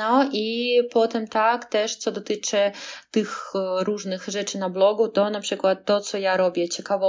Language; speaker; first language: Polish; non-native, fluent; Russian